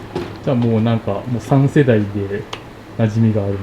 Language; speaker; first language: Japanese; native; Japanese